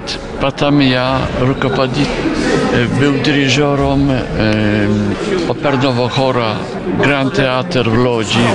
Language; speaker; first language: Russian; non-native, fluent; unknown